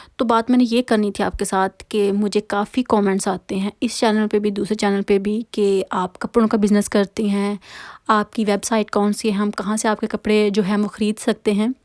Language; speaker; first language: Urdu; non-native, local second language; Punjabi